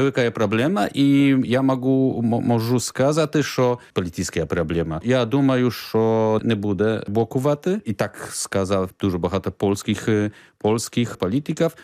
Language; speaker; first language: Ukrainian; non-native, learner; Polish